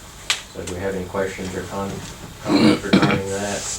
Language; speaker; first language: English; native; English